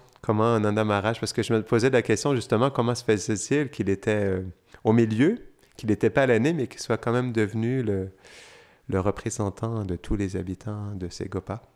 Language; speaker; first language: French; native; French